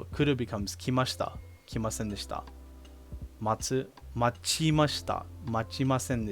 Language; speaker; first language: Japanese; non-native, learner; English